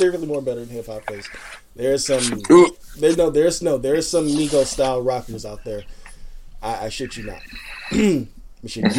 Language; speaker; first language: English; native; English